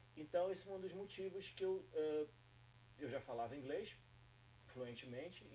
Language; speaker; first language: Portuguese; native; Portuguese